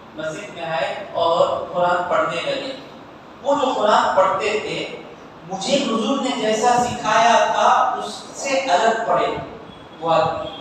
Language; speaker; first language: Urdu; native; Urdu